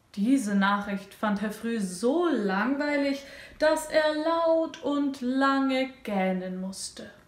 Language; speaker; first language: German; non-native, fluent; Russian